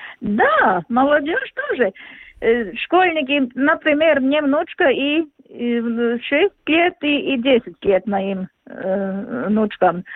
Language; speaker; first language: Russian; non-native, local second language; Latvian